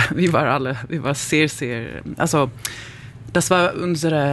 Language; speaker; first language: German; non-native, learner; Swedish